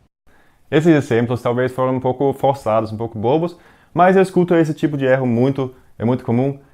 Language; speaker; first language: Portuguese; non-native, fluent; Danish